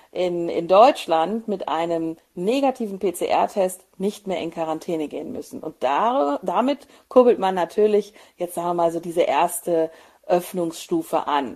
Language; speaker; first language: German; native; German